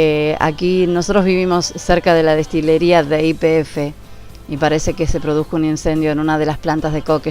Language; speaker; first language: Spanish; native; Spanish